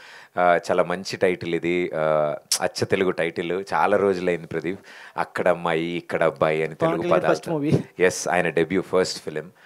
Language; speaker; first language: Telugu; native; Telugu